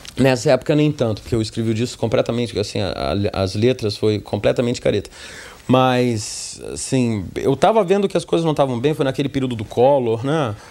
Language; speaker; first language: Portuguese; early bilingual, other home language; English